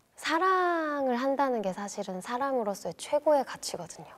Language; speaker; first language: Korean; native; Korean